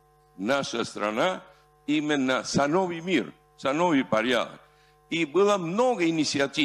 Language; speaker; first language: Russian; non-native, fluent; Spanish